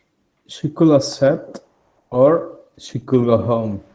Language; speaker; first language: English; non-native, learner; Spanish